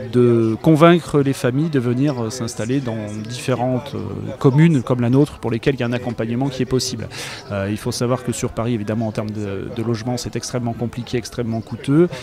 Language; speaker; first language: French; native; French